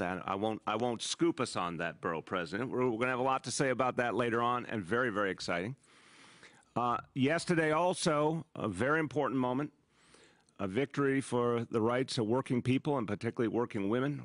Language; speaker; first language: English; native; English